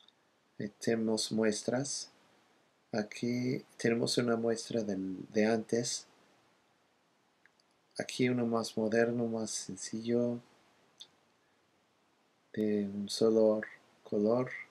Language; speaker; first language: Spanish; non-native, fluent; English